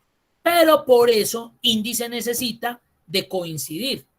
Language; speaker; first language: Spanish; native; Spanish